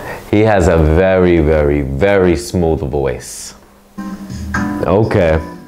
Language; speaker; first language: English; early bilingual, other home language; Spanish